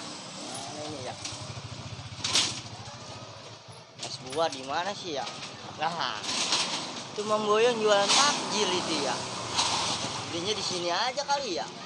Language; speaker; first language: Indonesian; native; Indonesian